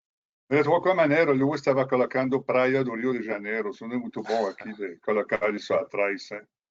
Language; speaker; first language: Portuguese; non-native, fluent; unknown